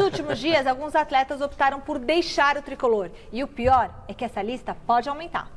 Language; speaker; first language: Portuguese; native; Portuguese